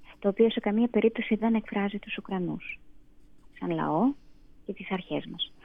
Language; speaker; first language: Greek; non-native, fluent; Russian